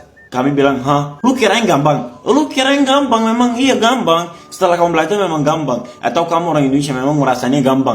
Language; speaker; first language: Indonesian; non-native, fluent; Arabic